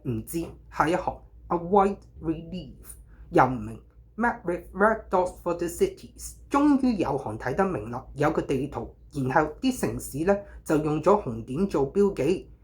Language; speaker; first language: Cantonese; native; Cantonese